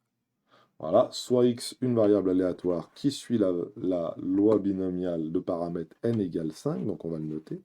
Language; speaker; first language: French; native; French